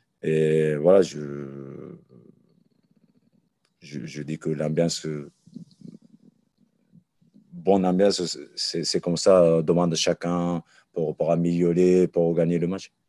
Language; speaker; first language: French; non-native, learner; Japanese